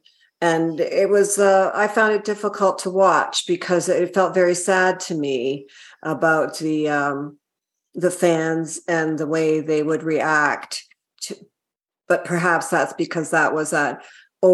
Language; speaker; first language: English; native; English